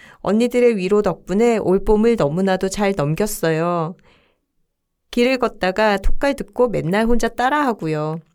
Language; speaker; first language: Korean; native; Korean